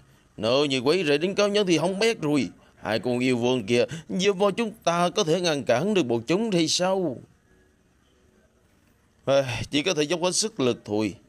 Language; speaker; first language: Vietnamese; native; Vietnamese